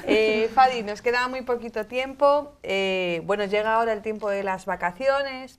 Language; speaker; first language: Spanish; native; Spanish